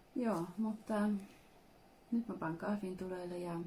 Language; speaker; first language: Finnish; early bilingual, heritage; Finnish